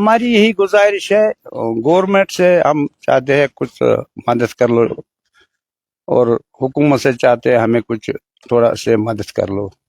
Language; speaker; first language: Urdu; non-native, local second language; Kashmiri